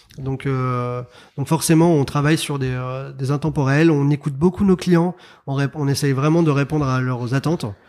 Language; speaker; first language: French; early bilingual, other home language; Arabic